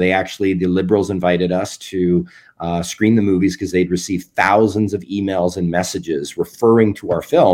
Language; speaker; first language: English; native; English